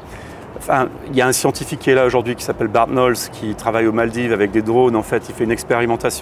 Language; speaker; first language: French; native; French